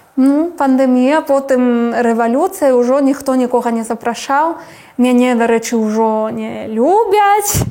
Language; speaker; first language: Belarusian; non-native, fluent; Spanish